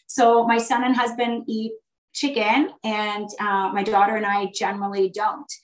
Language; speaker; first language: English; native; English